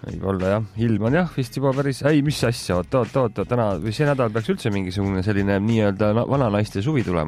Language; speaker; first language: Estonian; native; Estonian